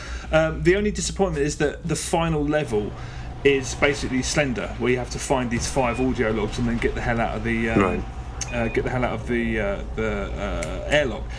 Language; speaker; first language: English; native; English